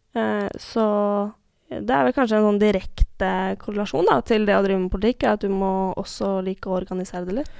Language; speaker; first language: Norwegian; native; Norwegian